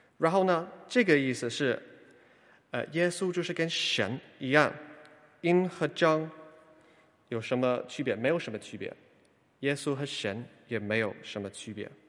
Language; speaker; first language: Chinese; non-native, fluent; English